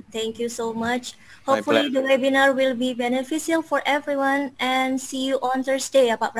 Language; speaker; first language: English; non-native, fluent; Indonesian